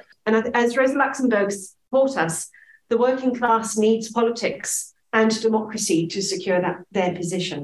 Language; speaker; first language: English; native; English